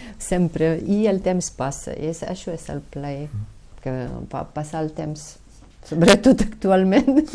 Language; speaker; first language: Catalan; non-native, fluent; Ukrainian